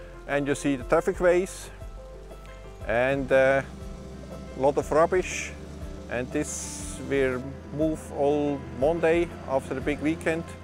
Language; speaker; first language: English; non-native, learner; Swiss German